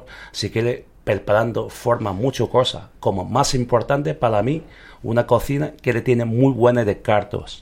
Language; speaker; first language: Spanish; non-native, learner; Chinese